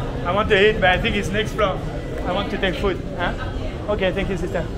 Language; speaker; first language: English; non-native, fluent; French